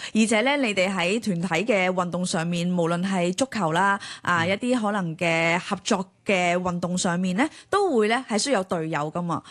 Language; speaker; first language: Cantonese; native; Cantonese